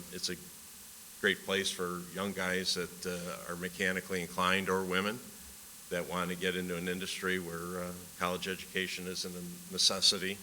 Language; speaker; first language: English; native; English